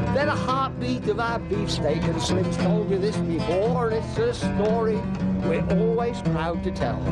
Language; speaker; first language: English; native; English